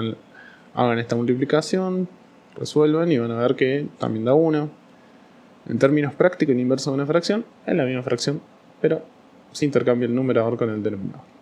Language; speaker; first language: Spanish; native; Spanish